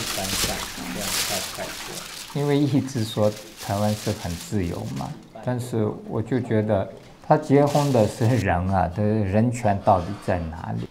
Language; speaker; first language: Chinese; non-native, local second language; Tibetan